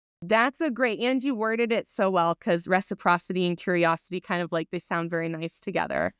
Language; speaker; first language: English; native; English